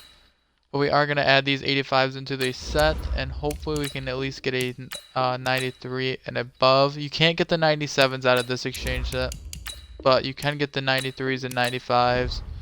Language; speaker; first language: English; native; English